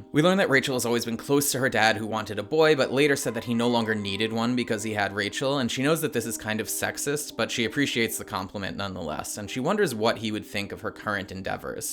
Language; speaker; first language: English; native; English